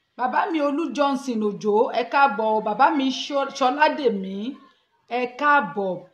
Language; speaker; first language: Yoruba; native; Yoruba